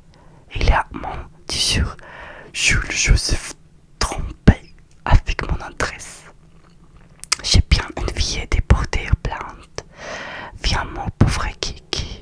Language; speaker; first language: French; non-native, learner; Russian